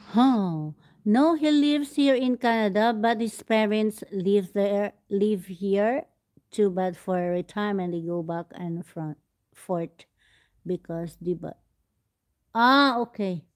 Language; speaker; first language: English; non-native, local second language; Cebuano